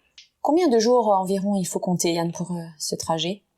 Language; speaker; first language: French; native; French